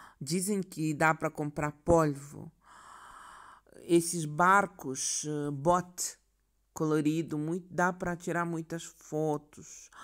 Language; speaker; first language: Portuguese; non-native, learner; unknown